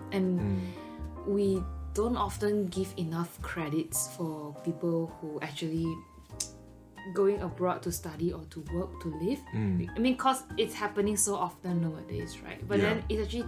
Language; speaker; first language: English; non-native, local second language; Chinese